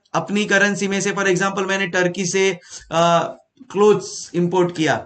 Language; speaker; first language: Hindi; native; Hindi